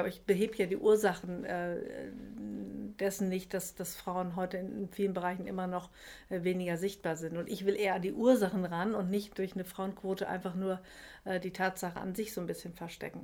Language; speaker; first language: German; native; German